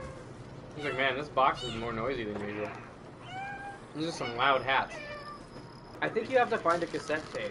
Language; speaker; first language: English; native; English